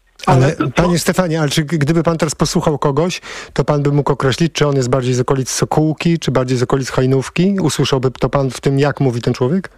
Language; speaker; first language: Polish; native; Polish